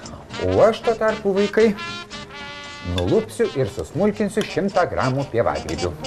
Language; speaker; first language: Lithuanian; native; Lithuanian